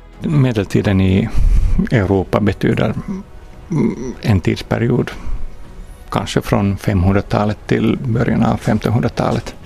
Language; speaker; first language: Swedish; non-native, fluent; Finnish